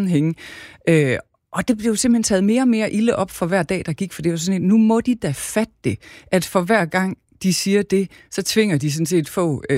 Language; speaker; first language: Danish; native; Danish